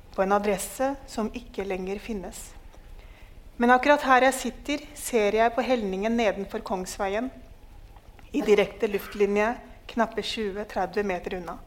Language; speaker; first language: Norwegian; early bilingual, other home language; Urdu